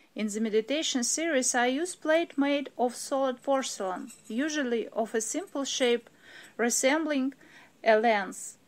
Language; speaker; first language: English; non-native, fluent; Russian